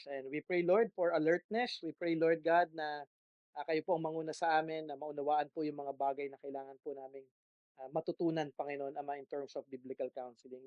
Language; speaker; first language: Filipino; native; Filipino